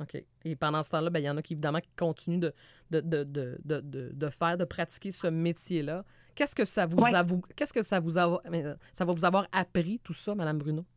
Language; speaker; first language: French; native; French